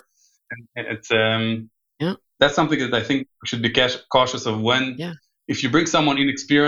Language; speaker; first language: English; non-native, fluent; Hebrew